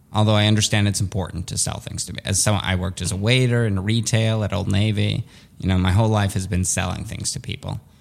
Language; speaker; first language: English; early bilingual, other home language; Russian